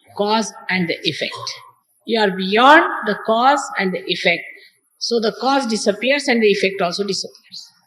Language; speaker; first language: English; non-native, local second language; Marathi